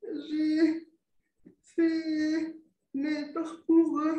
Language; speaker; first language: French; non-native, local second language; Arabic